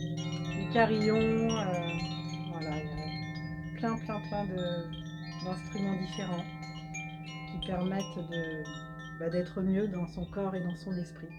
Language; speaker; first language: French; native; French